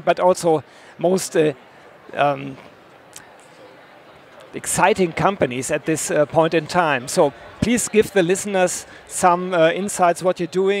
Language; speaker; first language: English; non-native, fluent; German